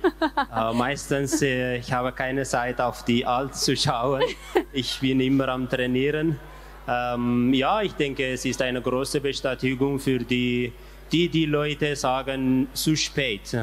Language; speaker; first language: German; non-native, learner; Tigrinya